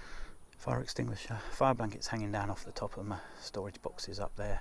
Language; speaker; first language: English; native; English